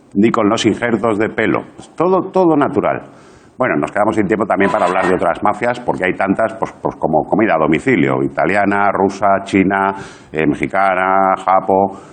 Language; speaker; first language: Spanish; native; Spanish